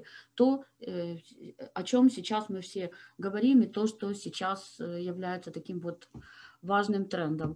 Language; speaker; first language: Russian; native; Russian